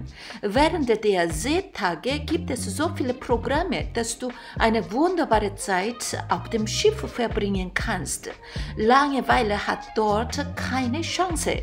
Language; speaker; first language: German; non-native, fluent; Korean